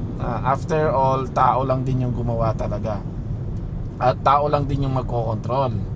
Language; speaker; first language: Filipino; non-native, local second language; Pampanga